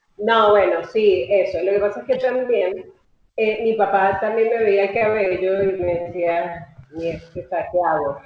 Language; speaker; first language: Spanish; native; Spanish